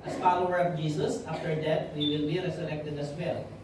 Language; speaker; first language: English; non-native, local second language; Filipino